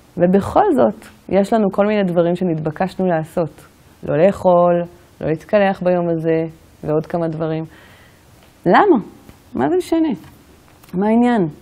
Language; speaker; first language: Hebrew; native; Hebrew